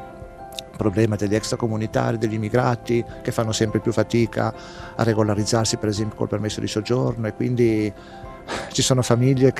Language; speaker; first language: Italian; native; Italian